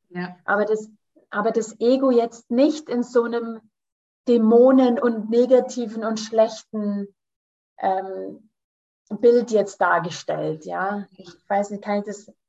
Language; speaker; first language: German; early bilingual, heritage; German